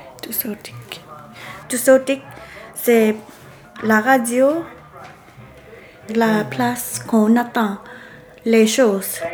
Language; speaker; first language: French; non-native, local second language; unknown